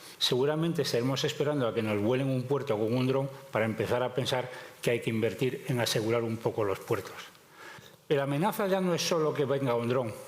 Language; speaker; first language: Spanish; native; Spanish